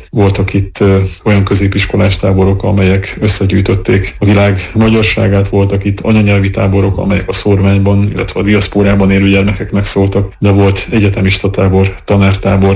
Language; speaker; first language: Hungarian; native; Hungarian